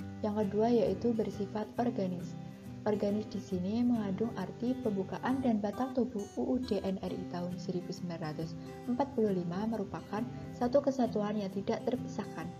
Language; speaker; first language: Indonesian; native; Indonesian